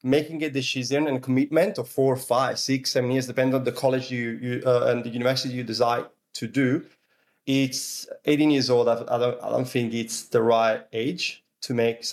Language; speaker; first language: English; non-native, fluent; Italian